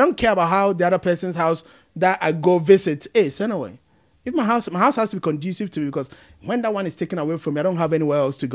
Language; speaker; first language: English; non-native, local second language; Akan